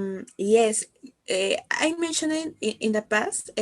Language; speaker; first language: English; non-native, learner; Spanish